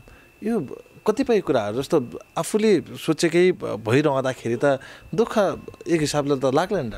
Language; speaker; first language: Nepali; native; Nepali